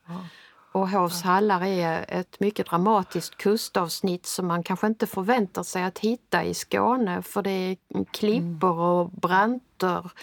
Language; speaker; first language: Swedish; native; Swedish